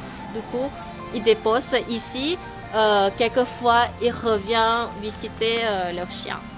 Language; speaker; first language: French; non-native, learner; Thai